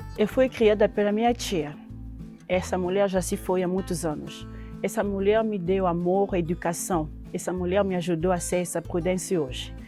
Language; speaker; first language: Portuguese; non-native, fluent; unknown